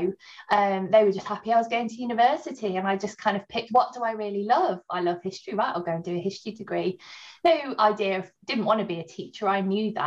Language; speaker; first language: English; native; English